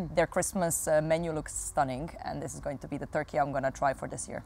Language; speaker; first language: English; non-native, fluent; Serbian